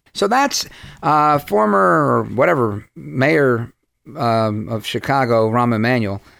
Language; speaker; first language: English; early bilingual, other home language; Spanish